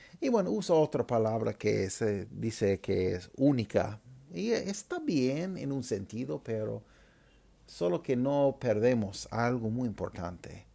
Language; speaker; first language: Spanish; non-native, fluent; English